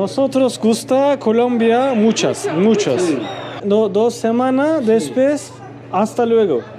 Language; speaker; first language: Spanish; non-native, learner; Turkish